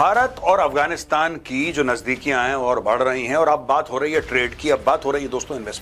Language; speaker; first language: Hindi; native; Hindi